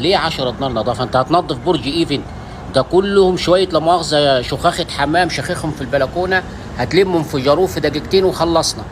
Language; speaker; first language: Arabic; native; Arabic